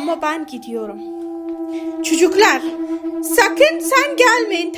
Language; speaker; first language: Turkish; non-native, fluent; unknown